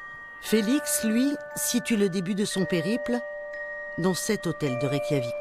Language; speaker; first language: French; native; French